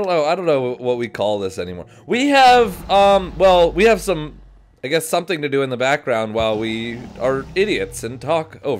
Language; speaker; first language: English; native; English